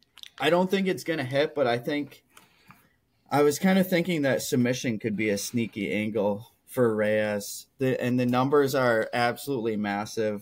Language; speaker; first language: English; native; English